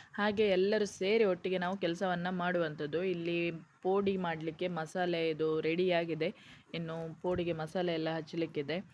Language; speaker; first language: Kannada; native; Kannada